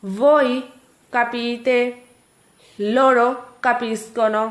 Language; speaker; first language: Italian; non-native, fluent; Urdu